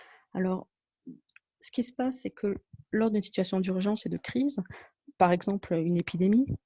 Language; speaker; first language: French; native; French